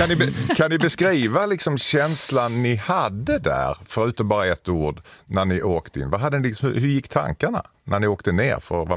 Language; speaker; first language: Swedish; native; Swedish